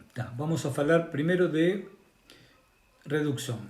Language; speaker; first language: Portuguese; non-native, learner; Spanish